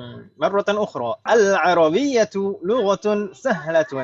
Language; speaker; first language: Arabic; non-native, fluent; Indonesian